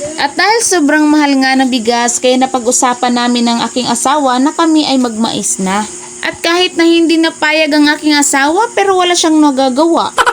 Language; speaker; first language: Filipino; non-native, local second language; Cebuano